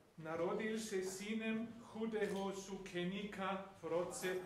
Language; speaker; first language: Czech; non-native, fluent; German